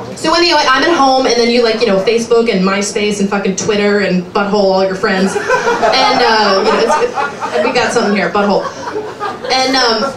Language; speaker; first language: English; native; English